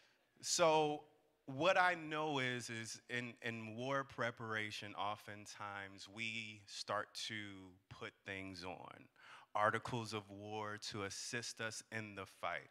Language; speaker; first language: English; native; English